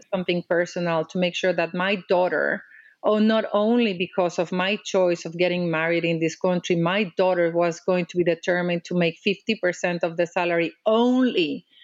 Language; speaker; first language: English; non-native, fluent; Spanish